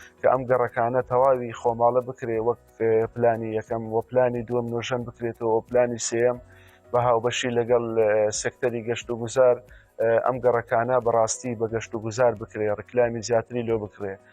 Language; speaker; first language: Central Kurdish; native; Central Kurdish